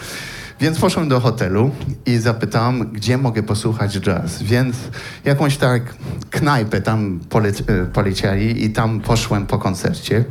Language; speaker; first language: Polish; non-native, learner; French